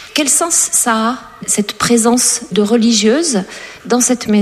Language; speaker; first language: French; native; French